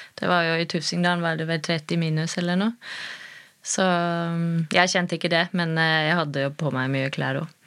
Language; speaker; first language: Norwegian; non-native, fluent; German